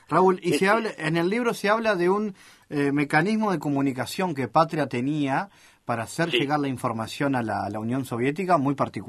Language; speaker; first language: Spanish; native; Spanish